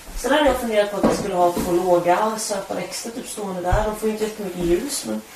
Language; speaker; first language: Swedish; native; Swedish